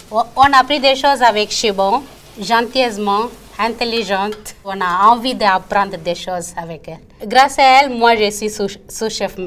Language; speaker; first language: French; non-native, learner; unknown